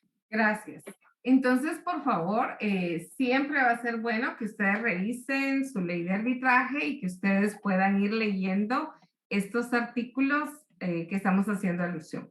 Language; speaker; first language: Spanish; native; Spanish